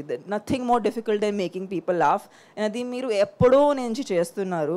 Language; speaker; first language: Telugu; non-native, fluent; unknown